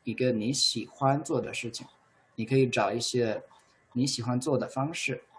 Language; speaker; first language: Chinese; non-native, fluent; English